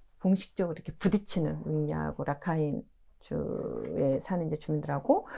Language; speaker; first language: Korean; native; Korean